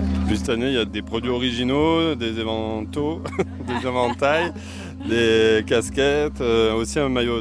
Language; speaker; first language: French; native; French